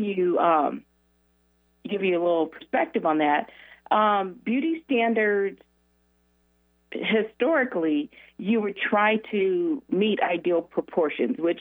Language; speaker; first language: English; native; English